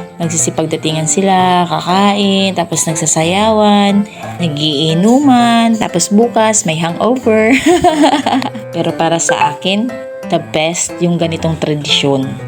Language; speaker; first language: Filipino; non-native, local second language; Bikol